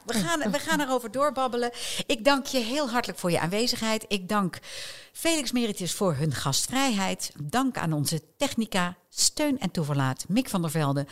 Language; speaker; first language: Dutch; native; Dutch